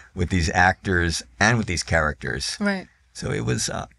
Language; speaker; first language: English; native; English